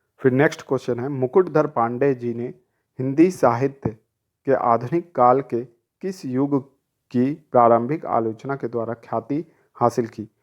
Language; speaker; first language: Hindi; native; Hindi